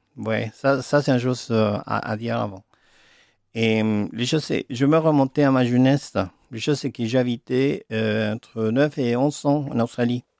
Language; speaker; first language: French; non-native, fluent; Spanish